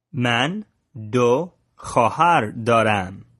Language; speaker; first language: Persian; non-native, learner; English